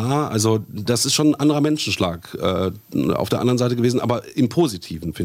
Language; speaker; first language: German; native; German